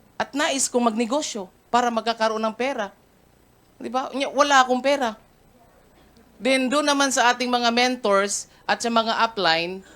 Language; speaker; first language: Filipino; non-native, local second language; Cebuano